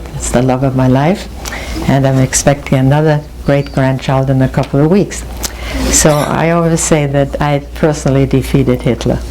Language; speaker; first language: English; early bilingual, other home language; German